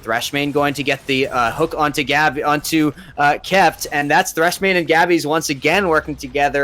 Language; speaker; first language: English; native; English